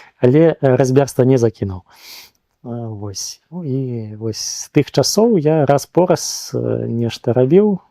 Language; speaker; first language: Belarusian; non-native, local second language; Russian